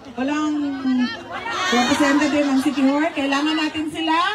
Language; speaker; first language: Filipino; non-native, local second language; Cebuano